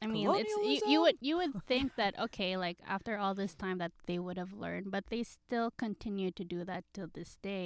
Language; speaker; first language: English; non-native, local second language; Filipino